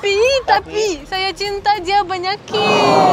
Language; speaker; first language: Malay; non-native, learner; Russian